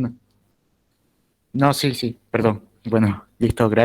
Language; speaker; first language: Spanish; native; Spanish